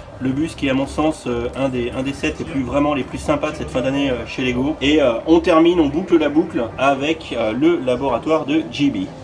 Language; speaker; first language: French; native; French